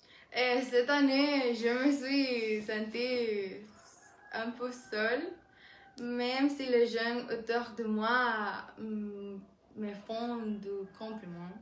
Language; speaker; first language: French; non-native, learner; Spanish